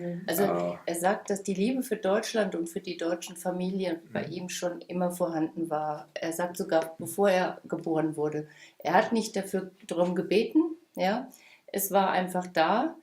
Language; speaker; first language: German; native; German